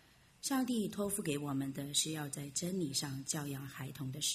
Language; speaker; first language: Chinese; native; Chinese